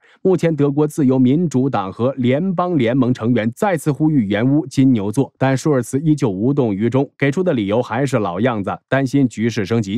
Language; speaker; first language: Chinese; native; Chinese